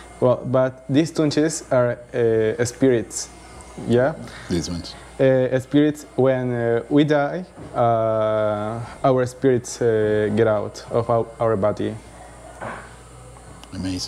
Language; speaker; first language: English; non-native, learner; Spanish